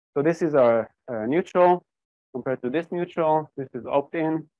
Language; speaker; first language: English; non-native, fluent; Hebrew